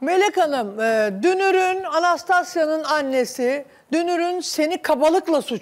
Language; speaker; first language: Turkish; native; Turkish